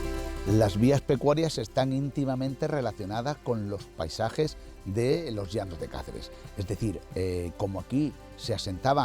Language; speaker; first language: Spanish; native; Spanish